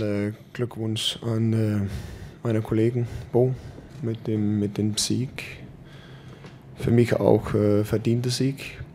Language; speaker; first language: German; non-native, fluent; Danish